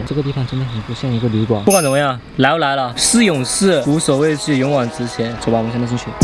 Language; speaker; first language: Chinese; native; Chinese